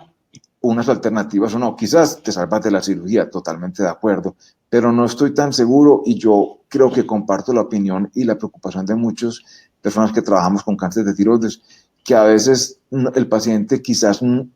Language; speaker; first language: Spanish; native; Spanish